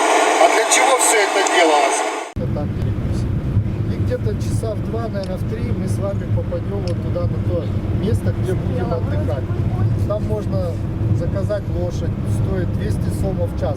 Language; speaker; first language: Russian; native; Russian